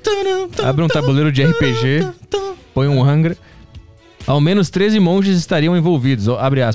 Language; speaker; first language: Portuguese; native; Portuguese